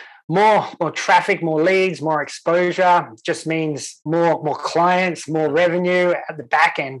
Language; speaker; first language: English; native; English